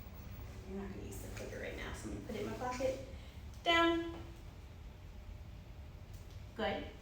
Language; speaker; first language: English; native; English